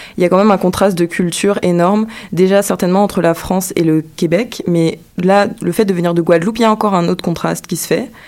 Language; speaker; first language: French; native; French